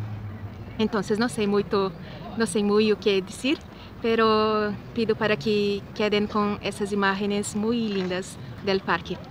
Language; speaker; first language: Spanish; non-native, learner; Portuguese